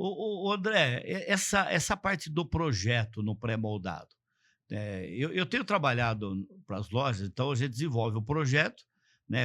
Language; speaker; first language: Portuguese; native; Portuguese